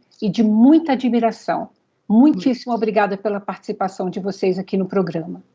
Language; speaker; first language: Portuguese; native; Portuguese